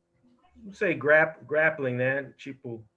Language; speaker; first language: Portuguese; non-native, fluent; English